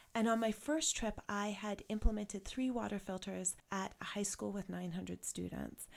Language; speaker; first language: English; native; English